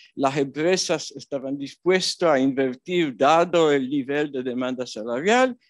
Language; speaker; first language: Spanish; non-native, fluent; Polish